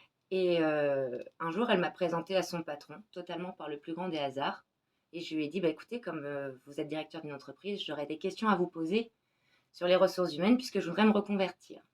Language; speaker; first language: French; native; French